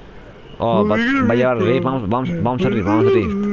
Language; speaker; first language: Spanish; early bilingual, heritage; English